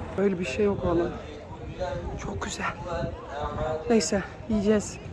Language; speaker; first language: Turkish; early bilingual, heritage; Turkish